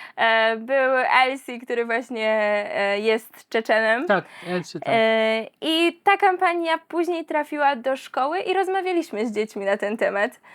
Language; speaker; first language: Polish; native; Polish